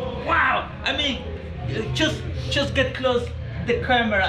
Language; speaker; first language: English; non-native, learner; Spanish